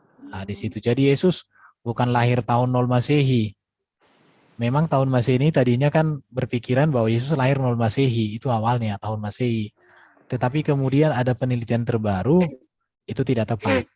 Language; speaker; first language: Indonesian; native; Indonesian